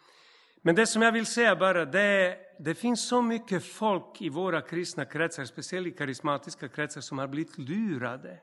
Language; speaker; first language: Swedish; non-native, fluent; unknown